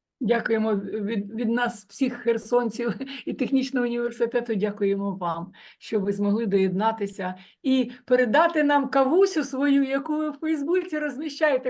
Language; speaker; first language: Ukrainian; native; Ukrainian